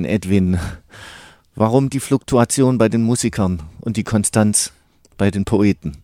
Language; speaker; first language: German; native; German